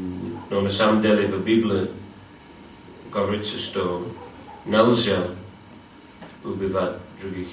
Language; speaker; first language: Russian; non-native, fluent; English